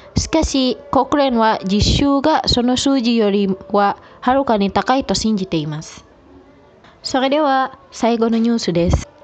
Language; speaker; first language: Japanese; non-native, fluent; Indonesian